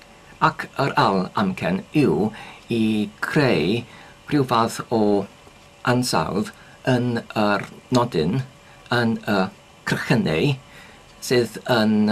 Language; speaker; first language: Welsh; non-native, learner; English